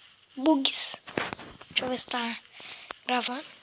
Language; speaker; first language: Portuguese; native; Portuguese